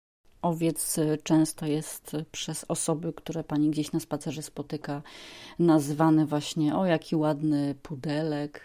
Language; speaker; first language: Polish; native; Polish